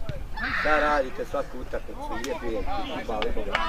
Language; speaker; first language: Serbian; native; Serbian